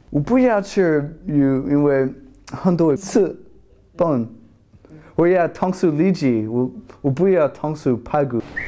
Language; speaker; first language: Chinese; non-native, learner; English